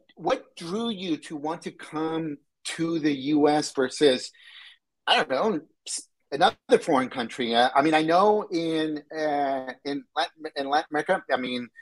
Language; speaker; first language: English; early bilingual, other home language; Spanish